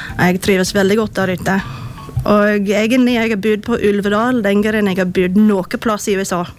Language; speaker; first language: Norwegian; non-native, fluent; English